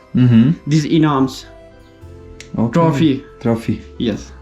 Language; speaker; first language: English; non-native, learner; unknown